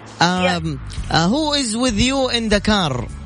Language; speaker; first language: English; non-native, learner; Arabic